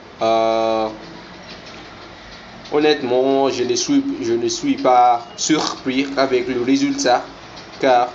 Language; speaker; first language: French; non-native, learner; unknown